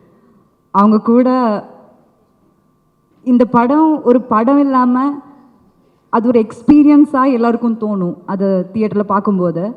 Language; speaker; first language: Tamil; non-native, learner; Malayalam